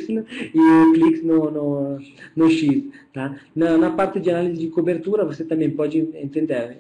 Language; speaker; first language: Portuguese; non-native, fluent; Italian